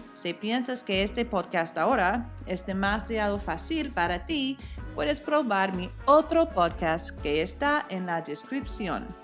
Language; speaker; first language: Spanish; non-native, fluent; English